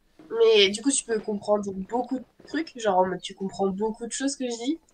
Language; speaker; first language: French; native; French